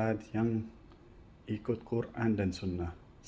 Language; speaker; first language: Indonesian; non-native, fluent; English